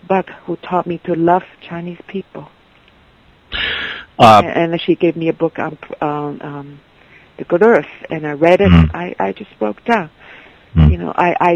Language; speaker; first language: English; non-native, fluent; Chinese